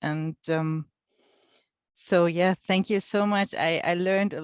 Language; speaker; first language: English; non-native, fluent; German